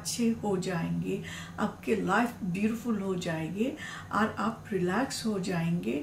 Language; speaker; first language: Hindi; non-native, learner; Bangla